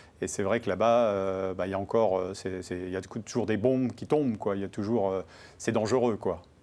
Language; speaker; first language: French; native; French